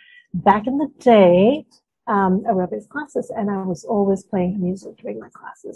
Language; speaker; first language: English; native; English